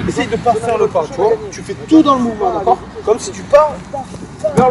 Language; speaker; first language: French; native; French